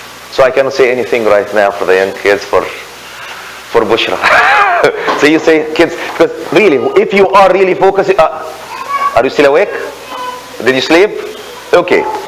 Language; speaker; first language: English; non-native, fluent; Arabic